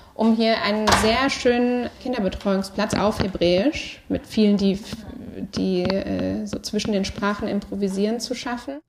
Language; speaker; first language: German; native; German